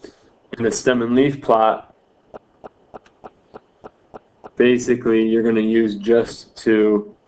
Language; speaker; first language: English; native; English